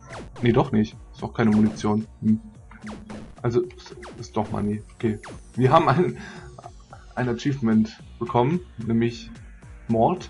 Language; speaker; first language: German; native; German